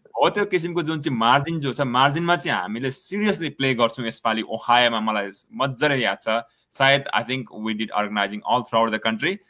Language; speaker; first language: Nepali; native; Nepali